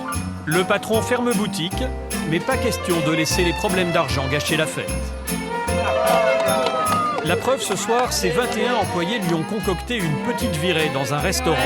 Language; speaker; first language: French; native; French